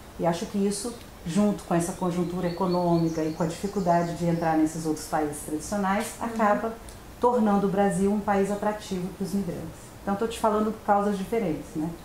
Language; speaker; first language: Portuguese; native; Portuguese